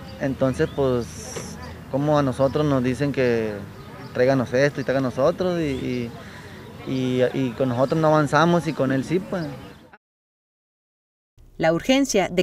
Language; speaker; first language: Spanish; native; Spanish